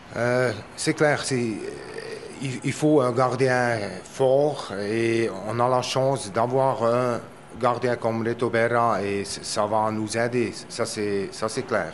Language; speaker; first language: French; non-native, local second language; German